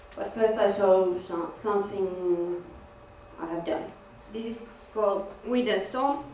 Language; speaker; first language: English; non-native, fluent; Finnish